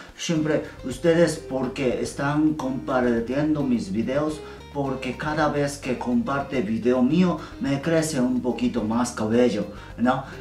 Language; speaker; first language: Spanish; non-native, learner; Japanese